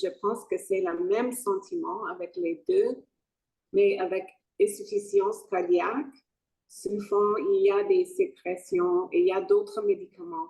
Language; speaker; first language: French; non-native, fluent; English